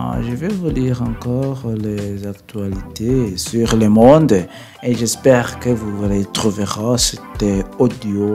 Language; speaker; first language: French; non-native, learner; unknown